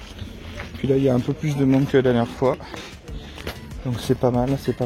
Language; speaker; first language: French; native; French